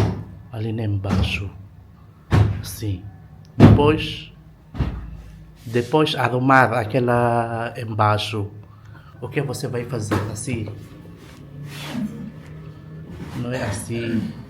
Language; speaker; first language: Portuguese; non-native, learner; Filipino